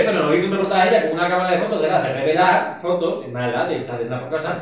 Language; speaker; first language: Spanish; native; Spanish